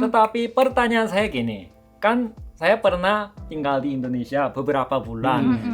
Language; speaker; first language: Indonesian; non-native, fluent; Korean